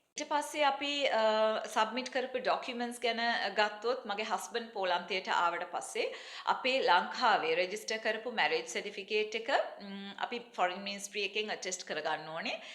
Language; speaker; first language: Sinhala; native; Sinhala